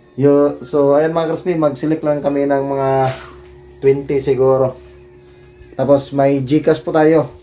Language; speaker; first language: Filipino; non-native, local second language; Cebuano